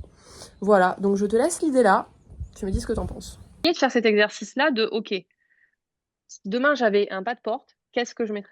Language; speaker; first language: French; native; French